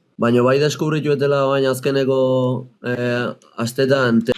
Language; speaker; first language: Basque; native; Basque